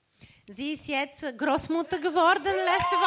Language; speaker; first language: German; non-native, learner; Bulgarian